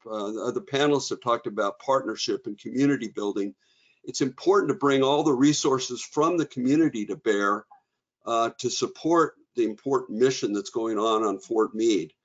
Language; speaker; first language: English; native; English